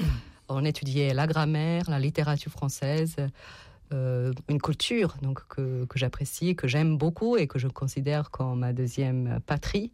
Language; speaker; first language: French; non-native, fluent; Serbian